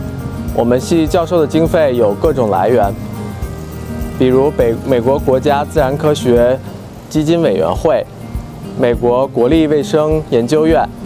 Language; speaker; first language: Chinese; native; Chinese